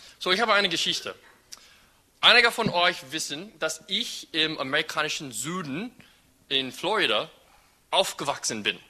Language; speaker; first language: German; non-native, fluent; English